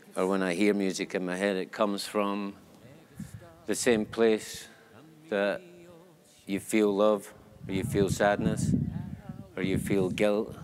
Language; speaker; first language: English; native; English